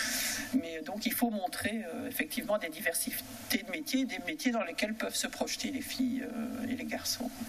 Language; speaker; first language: French; native; French